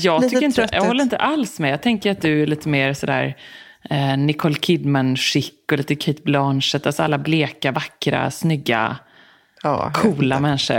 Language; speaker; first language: Swedish; native; Swedish